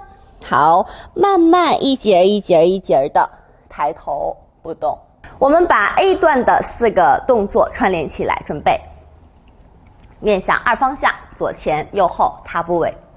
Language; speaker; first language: Chinese; native; Chinese